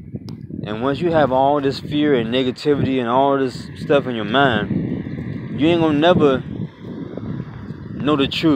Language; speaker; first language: English; native; English